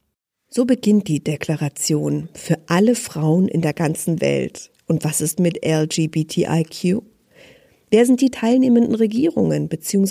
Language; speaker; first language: German; native; German